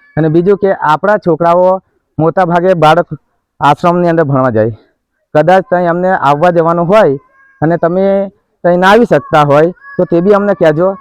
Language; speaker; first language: Gujarati; non-native, local second language; Bhili